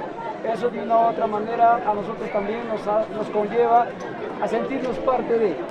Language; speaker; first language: Spanish; native; Spanish